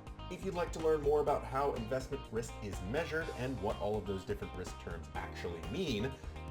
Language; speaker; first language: English; native; English